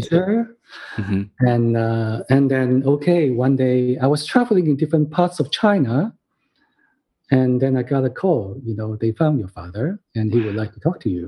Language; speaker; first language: English; non-native, local second language; Cantonese